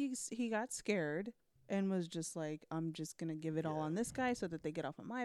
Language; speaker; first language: English; native; English